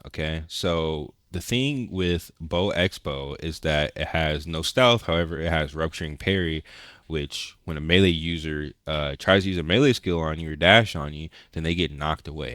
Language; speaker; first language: English; native; English